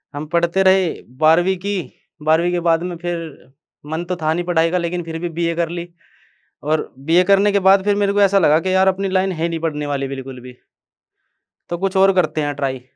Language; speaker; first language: Hindi; native; Hindi